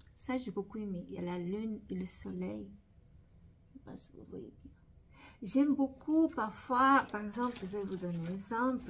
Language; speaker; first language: French; non-native, fluent; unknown